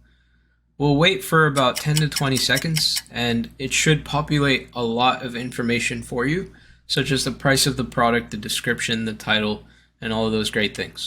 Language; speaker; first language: English; native; English